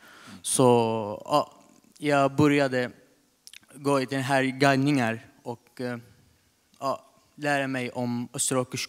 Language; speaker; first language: Swedish; non-native, learner; Arabic